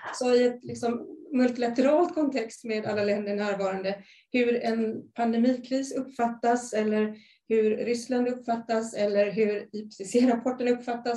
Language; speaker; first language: Swedish; native; Swedish